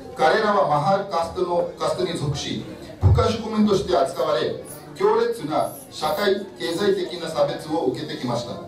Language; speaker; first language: Japanese; non-native, fluent; Marathi